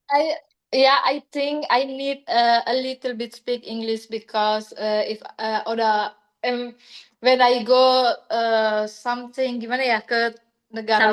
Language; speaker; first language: English; non-native, learner; Indonesian